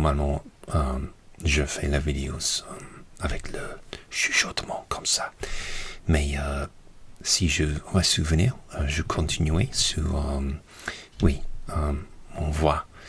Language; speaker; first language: French; non-native, learner; English